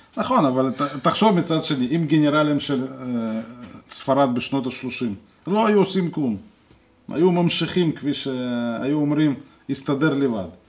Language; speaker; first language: Hebrew; non-native, fluent; Russian